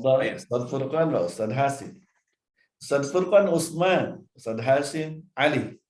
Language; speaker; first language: Arabic; non-native, fluent; Indonesian